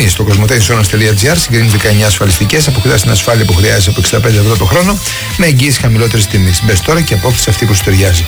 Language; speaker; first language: Greek; native; Greek